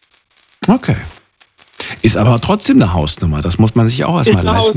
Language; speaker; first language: German; native; German